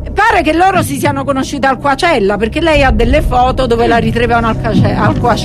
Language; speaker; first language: Italian; native; Italian